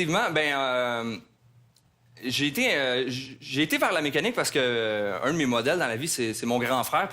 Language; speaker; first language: French; native; French